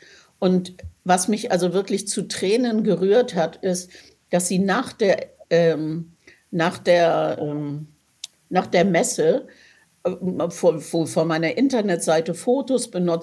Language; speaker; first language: German; native; German